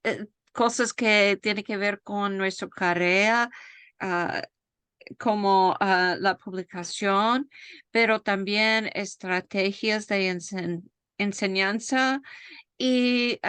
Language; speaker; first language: Spanish; non-native, fluent; English